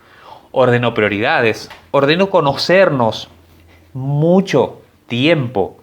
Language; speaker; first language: Spanish; native; Spanish